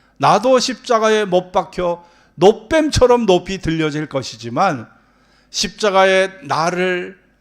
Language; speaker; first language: Korean; native; Korean